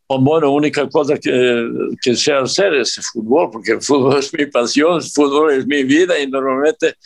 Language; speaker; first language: Spanish; non-native, fluent; Serbian